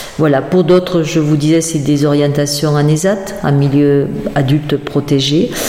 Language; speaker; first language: French; native; French